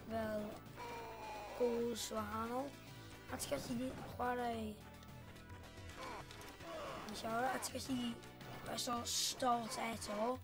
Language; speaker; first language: Welsh; non-native, local second language; English